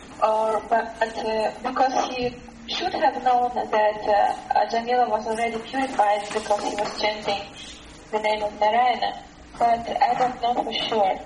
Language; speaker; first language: English; non-native, learner; Russian